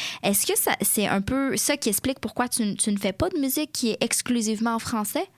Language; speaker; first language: French; native; French